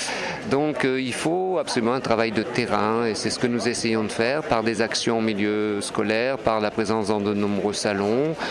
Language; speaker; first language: French; native; French